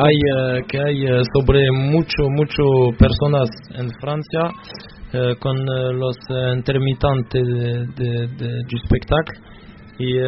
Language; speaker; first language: Spanish; non-native, learner; French